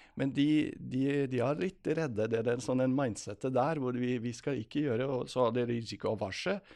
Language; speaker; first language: Norwegian; non-native, fluent; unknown